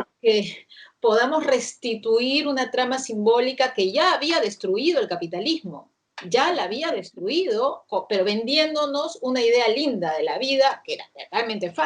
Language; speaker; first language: Spanish; native; Spanish